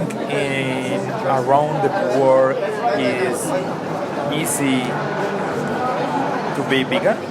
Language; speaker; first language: English; non-native, learner; Spanish